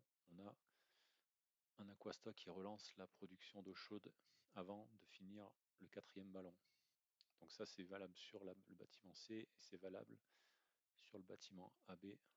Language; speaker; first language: French; native; French